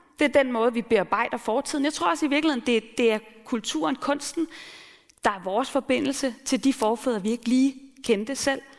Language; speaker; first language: Danish; native; Danish